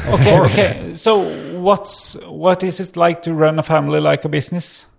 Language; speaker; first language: English; non-native, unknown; Norwegian